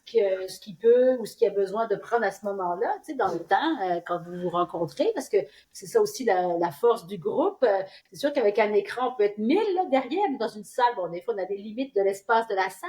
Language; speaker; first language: French; native; French